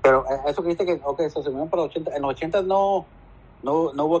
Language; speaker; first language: Spanish; native; Spanish